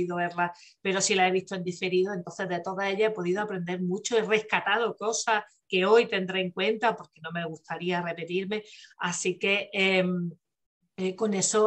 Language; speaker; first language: Spanish; native; Spanish